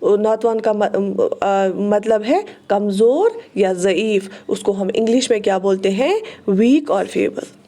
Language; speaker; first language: Urdu; non-native, local second language; Kashmiri